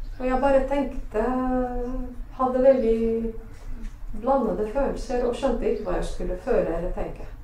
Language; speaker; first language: Norwegian; non-native, fluent; Arabic